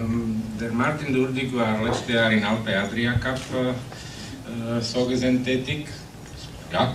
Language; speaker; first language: German; non-native, fluent; Slovak